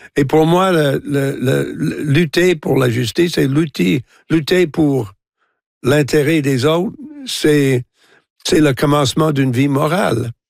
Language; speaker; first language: French; non-native, local second language; English